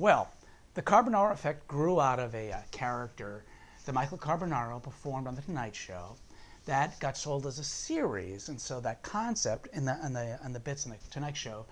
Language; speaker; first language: English; native; English